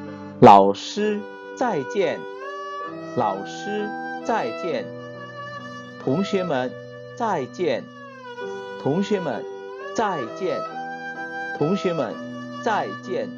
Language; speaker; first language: Chinese; non-native, fluent; Indonesian